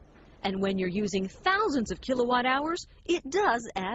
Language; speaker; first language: English; native; English